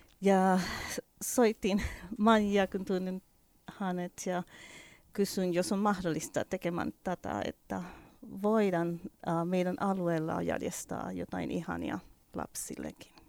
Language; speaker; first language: Finnish; non-native, learner; Spanish